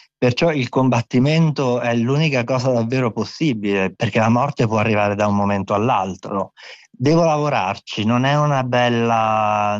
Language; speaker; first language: Italian; non-native, local second language; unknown